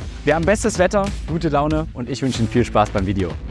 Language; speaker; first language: German; native; German